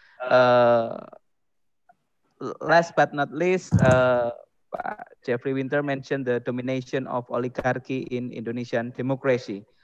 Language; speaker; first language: English; non-native, fluent; Indonesian